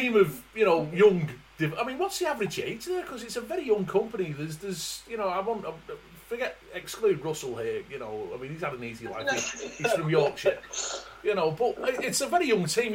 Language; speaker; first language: English; native; English